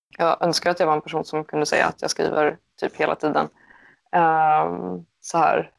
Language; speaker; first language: Swedish; native; Swedish